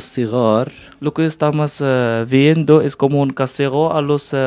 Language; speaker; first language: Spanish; non-native, learner; Arabic